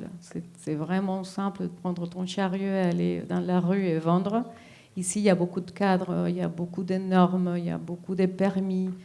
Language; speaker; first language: French; non-native, fluent; Spanish